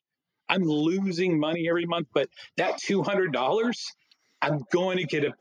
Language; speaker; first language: English; native; English